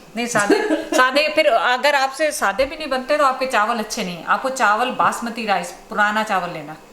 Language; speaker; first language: Urdu; native; Urdu